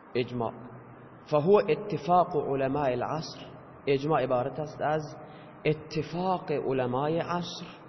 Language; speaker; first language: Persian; non-native, local second language; Baluchi